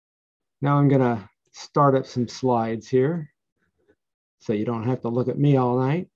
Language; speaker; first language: English; native; English